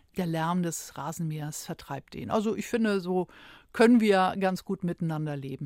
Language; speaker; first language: German; native; German